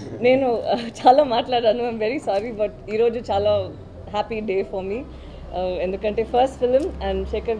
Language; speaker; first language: Telugu; non-native, local second language; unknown